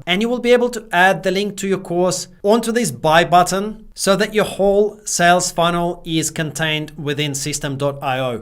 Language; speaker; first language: English; native; English